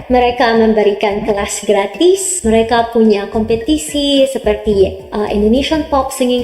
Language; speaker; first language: Indonesian; non-native, learner; Filipino